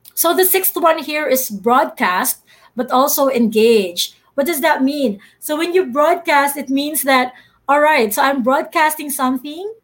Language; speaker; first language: English; non-native, local second language; Filipino